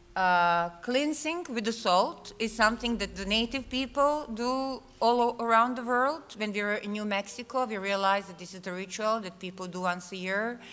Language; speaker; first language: English; non-native, fluent; Serbian